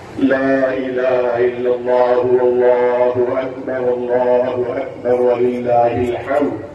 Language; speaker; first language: Arabic; non-native, fluent; Urdu